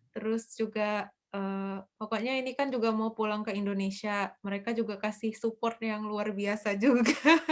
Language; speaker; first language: Indonesian; native; Indonesian